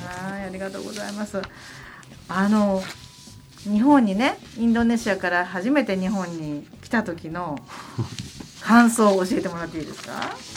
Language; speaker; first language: Japanese; native; Japanese